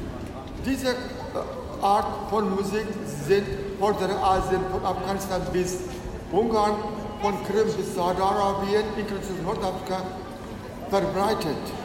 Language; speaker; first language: German; non-native, fluent; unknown